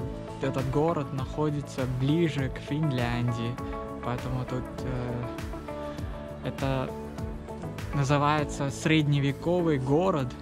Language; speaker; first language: Russian; non-native, learner; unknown